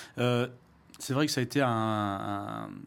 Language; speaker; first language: French; native; French